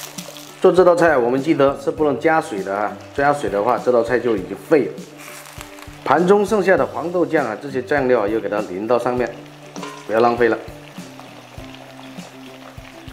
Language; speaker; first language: Chinese; non-native, local second language; Hakka Chinese